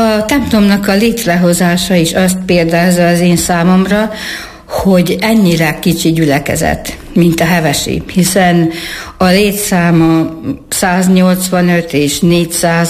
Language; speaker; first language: Hungarian; native; Hungarian